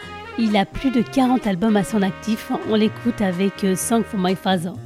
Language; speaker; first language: French; native; French